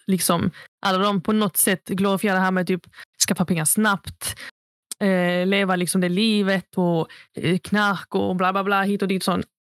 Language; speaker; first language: Swedish; early bilingual, other home language; Arabic